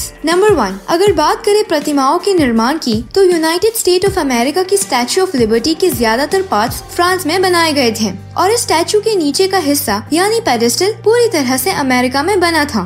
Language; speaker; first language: Hindi; native; Hindi